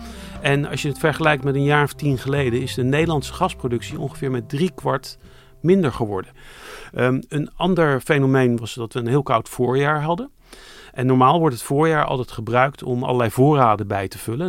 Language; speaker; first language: Dutch; native; Dutch